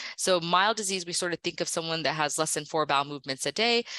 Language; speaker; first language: English; native; English